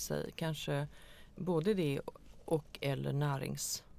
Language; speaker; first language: Swedish; native; Swedish